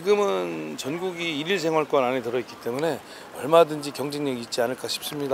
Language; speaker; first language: Korean; native; Korean